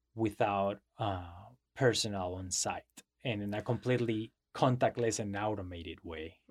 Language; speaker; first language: English; non-native, fluent; Spanish